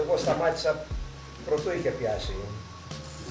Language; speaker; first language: Greek; early bilingual, heritage; Greek